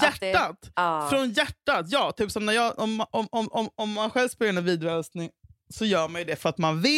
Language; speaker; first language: Swedish; native; Swedish